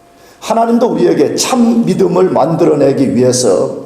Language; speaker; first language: Korean; native; Korean